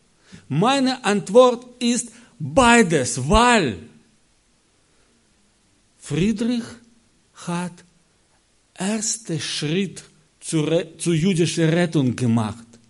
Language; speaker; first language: German; non-native, learner; Russian